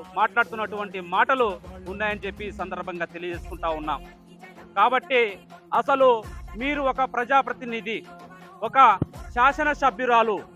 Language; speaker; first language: Telugu; non-native, local second language; Lambadi